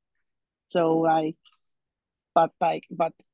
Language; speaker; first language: English; native; English